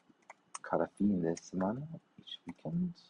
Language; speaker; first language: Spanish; non-native, learner; English